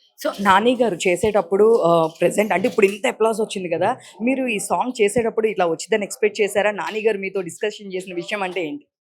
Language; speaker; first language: Telugu; native; Telugu